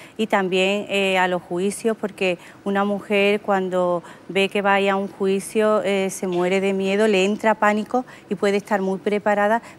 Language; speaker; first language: Spanish; native; Spanish